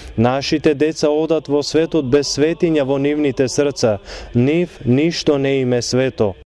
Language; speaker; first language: Macedonian; native; Macedonian